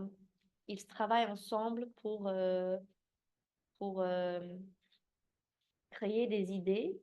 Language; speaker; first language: French; early bilingual, heritage; English